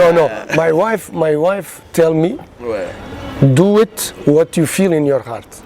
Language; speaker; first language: English; non-native, learner; Portuguese